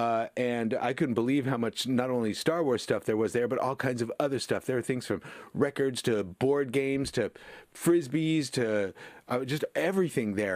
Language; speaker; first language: English; native; English